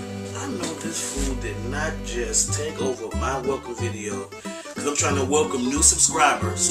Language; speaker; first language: English; native; English